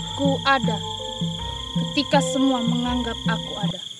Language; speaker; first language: Indonesian; native; Indonesian